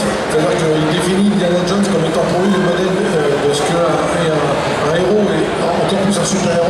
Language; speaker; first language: French; native; French